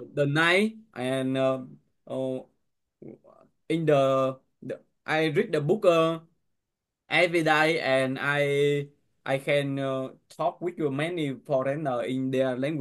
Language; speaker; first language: English; non-native, learner; Vietnamese